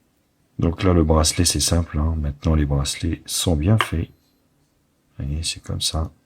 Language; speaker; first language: French; native; French